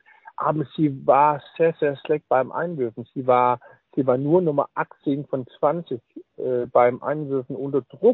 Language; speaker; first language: German; non-native, learner; Danish